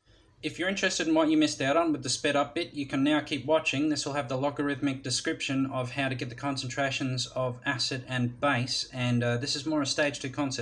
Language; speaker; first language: English; native; English